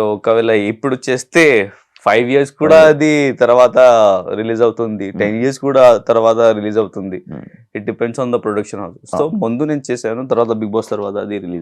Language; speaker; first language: Telugu; non-native, local second language; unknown